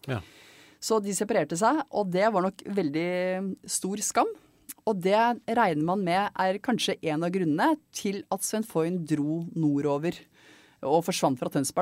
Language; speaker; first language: Norwegian; native; Norwegian